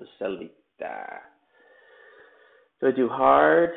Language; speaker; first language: Finnish; non-native, learner; English